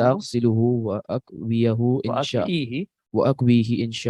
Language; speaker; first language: Arabic; non-native, learner; Urdu